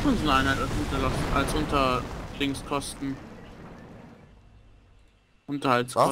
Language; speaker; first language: German; native; German